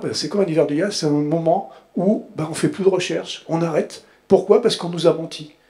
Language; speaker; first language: French; native; French